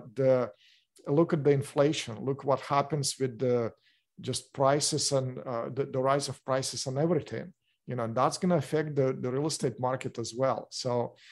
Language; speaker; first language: English; non-native, fluent; Russian